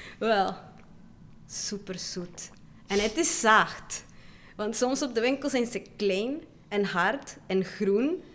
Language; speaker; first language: Dutch; non-native, fluent; Spanish